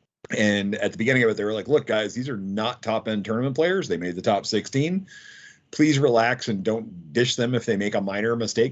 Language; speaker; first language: English; native; English